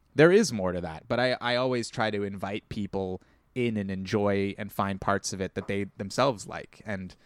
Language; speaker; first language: English; native; English